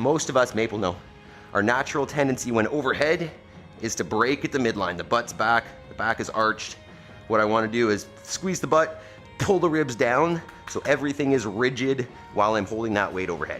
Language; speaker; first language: English; native; English